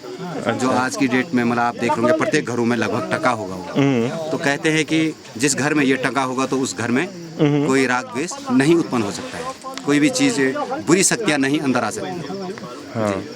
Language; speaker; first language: Hindi; native; Hindi